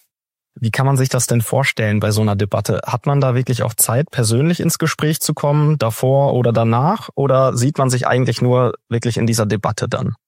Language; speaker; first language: German; native; German